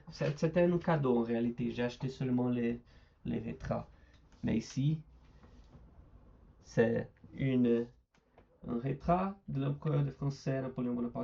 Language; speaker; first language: French; non-native, learner; Portuguese